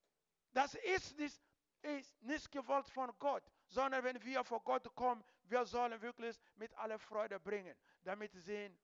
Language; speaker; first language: German; non-native, learner; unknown